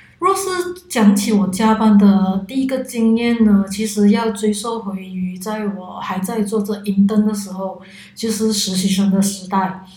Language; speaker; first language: Chinese; non-native, local second language; Cantonese